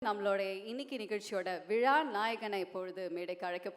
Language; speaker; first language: Tamil; native; Tamil